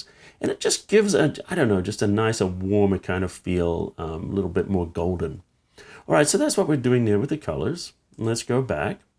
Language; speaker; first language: English; native; English